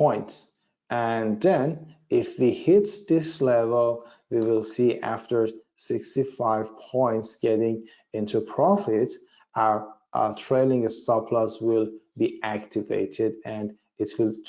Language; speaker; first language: English; non-native, fluent; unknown